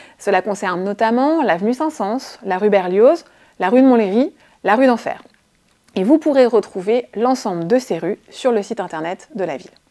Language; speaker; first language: French; native; French